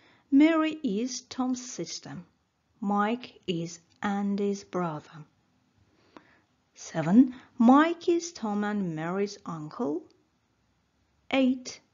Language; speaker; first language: English; non-native, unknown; Azerbaijani